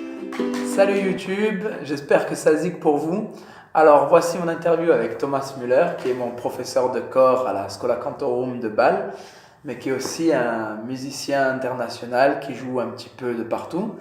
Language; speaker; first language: French; native; French